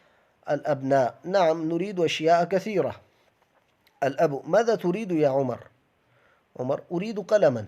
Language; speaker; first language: Arabic; non-native, fluent; Urdu